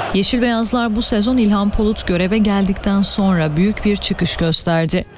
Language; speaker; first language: Turkish; native; Turkish